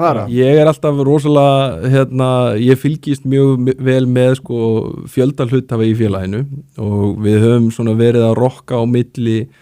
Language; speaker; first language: Icelandic; native; Icelandic